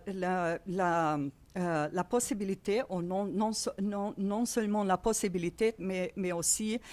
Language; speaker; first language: French; non-native, fluent; Portuguese